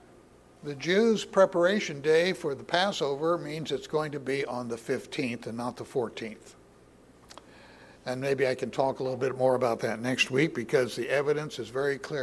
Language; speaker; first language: English; native; English